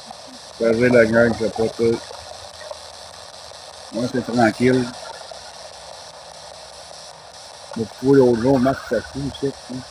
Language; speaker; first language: French; native; French